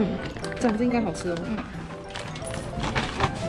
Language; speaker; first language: Chinese; non-native, fluent; Korean